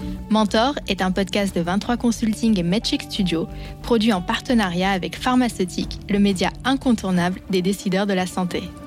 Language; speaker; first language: French; native; French